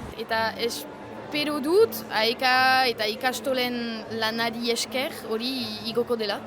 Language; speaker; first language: Basque; native; Basque